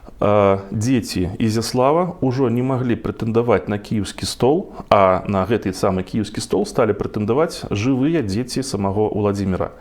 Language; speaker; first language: Belarusian; non-native, local second language; Russian